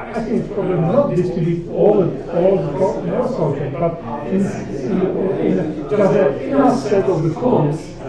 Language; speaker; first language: English; non-native, fluent; Czech